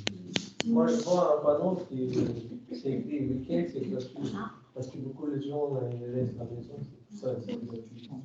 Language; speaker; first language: French; non-native, learner; Russian